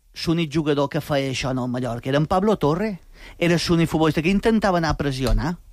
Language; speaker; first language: Catalan; native; Catalan